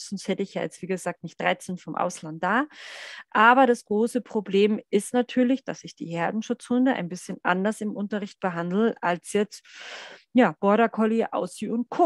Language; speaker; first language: German; native; German